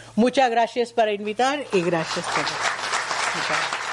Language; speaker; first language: Spanish; non-native, learner; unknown